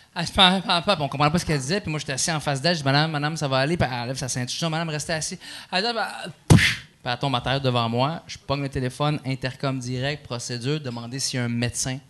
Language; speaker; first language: French; early bilingual, other home language; Arabic